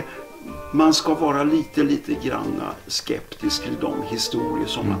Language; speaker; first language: Swedish; native; Swedish